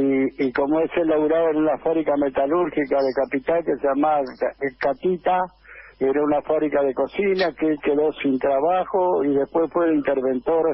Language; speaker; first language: Spanish; native; Spanish